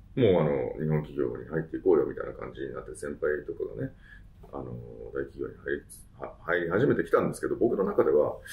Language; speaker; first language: Japanese; native; Japanese